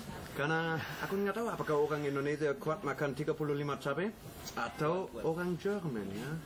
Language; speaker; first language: Indonesian; non-native, fluent; German